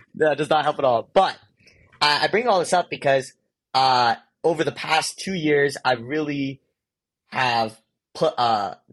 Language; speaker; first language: English; early bilingual, other home language; Hindi